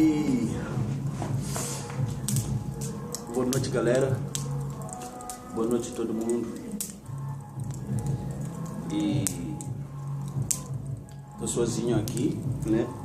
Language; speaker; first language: Portuguese; non-native, learner; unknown